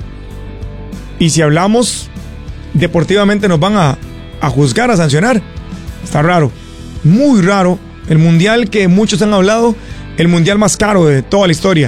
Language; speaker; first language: Spanish; native; Spanish